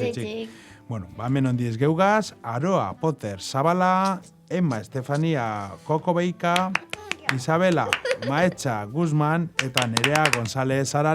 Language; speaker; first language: Basque; native; Basque